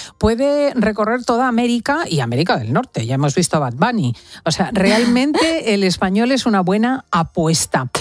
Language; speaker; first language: Spanish; native; Spanish